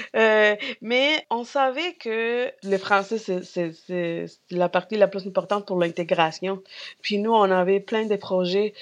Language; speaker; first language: French; non-native, fluent; Spanish